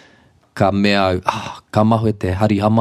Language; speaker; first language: Māori; non-native, local second language; English